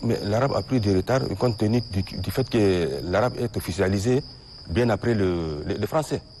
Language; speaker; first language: French; non-native, local second language; Arabic